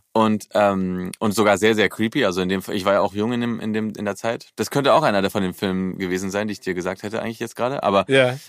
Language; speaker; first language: German; early bilingual, heritage; German